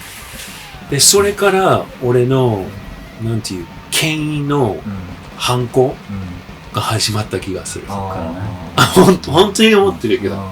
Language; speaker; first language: Japanese; early bilingual, heritage; English